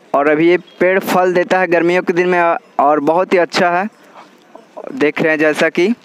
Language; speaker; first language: Hindi; native; Hindi